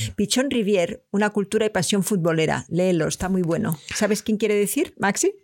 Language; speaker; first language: Spanish; native; Spanish